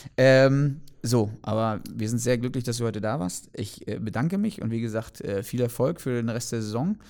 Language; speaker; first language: German; native; German